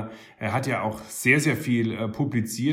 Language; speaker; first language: German; native; German